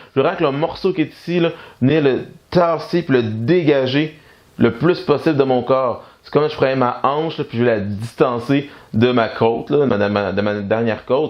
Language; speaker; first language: French; native; French